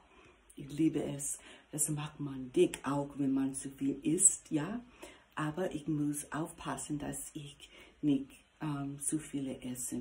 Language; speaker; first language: German; non-native, learner; English